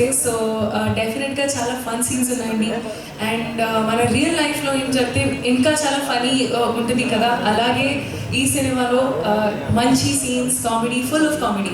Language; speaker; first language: Telugu; non-native, local second language; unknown